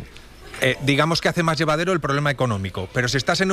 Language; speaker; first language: Spanish; native; Spanish